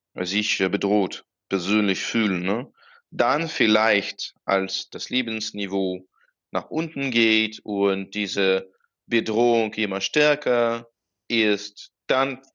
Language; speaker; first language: German; non-native, fluent; Russian